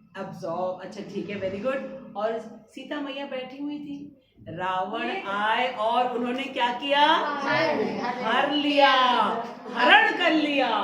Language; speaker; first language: Hindi; native; Hindi